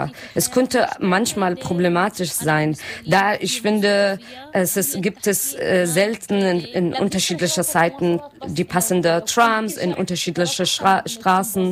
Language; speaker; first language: German; non-native, fluent; Arabic